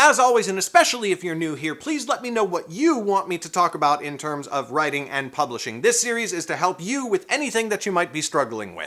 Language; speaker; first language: English; native; English